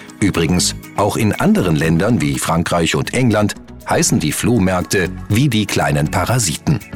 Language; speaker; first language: German; native; German